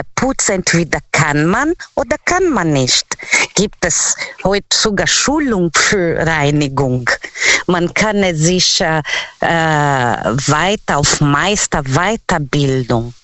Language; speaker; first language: German; non-native, learner; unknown